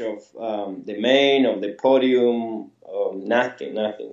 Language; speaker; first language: English; non-native, fluent; Spanish